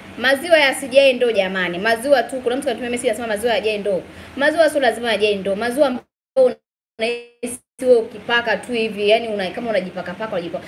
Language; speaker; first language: Swahili; native; Swahili